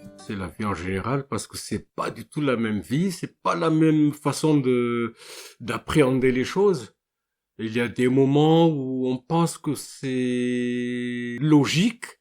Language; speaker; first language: French; non-native, local second language; Malagasy